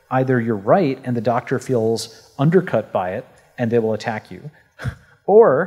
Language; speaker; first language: English; native; English